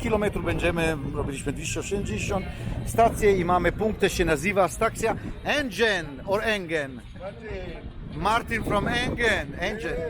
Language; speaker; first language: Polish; non-native, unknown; Italian